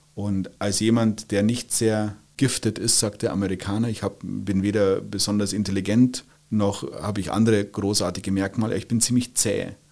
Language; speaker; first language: German; native; German